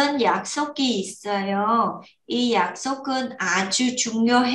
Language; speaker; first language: Korean; non-native, learner; Vietnamese